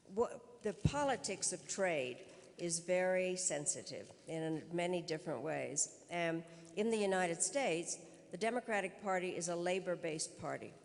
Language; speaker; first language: English; early bilingual, other home language; Czech